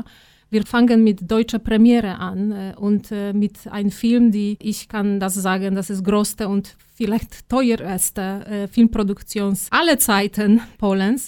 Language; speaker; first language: German; non-native, fluent; Polish